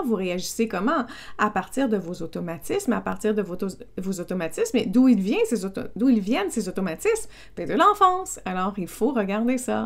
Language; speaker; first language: French; native; French